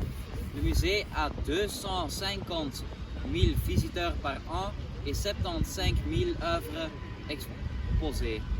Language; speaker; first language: French; non-native, learner; Dutch